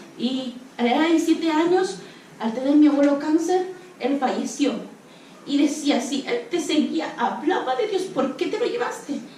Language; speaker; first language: Spanish; non-native, local second language; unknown